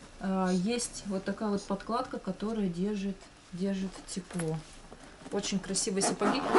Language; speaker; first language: Russian; native; Russian